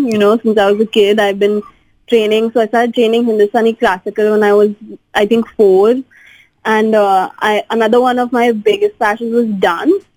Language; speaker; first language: English; non-native, local second language; Hindi